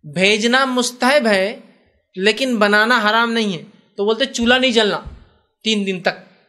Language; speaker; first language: Urdu; non-native, local second language; Bangla